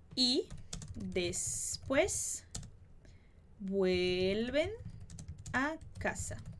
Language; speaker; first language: Spanish; non-native, fluent; Portuguese